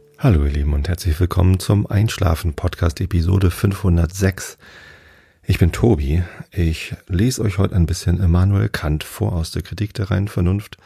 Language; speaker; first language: German; native; German